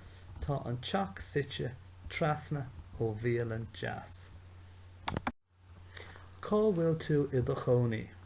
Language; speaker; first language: Irish; non-native, local second language; English